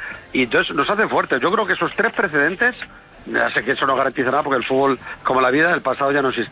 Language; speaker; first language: Spanish; native; Spanish